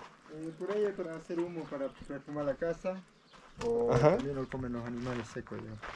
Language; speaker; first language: Spanish; native; Spanish